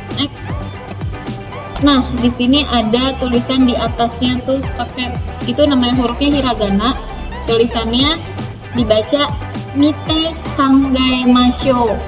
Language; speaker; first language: Indonesian; native; Indonesian